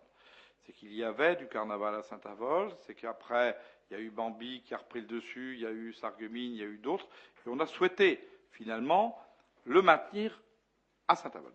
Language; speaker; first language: French; native; French